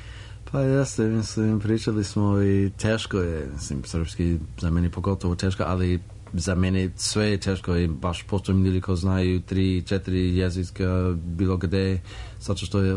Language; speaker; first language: Serbian; non-native, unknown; English